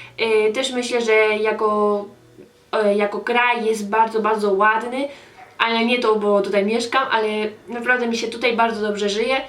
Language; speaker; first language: Polish; early bilingual, heritage; Polish